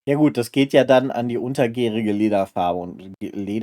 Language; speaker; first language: German; native; German